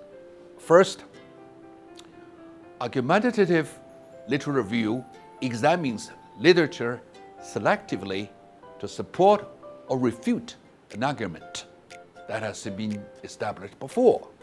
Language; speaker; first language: English; non-native, fluent; Chinese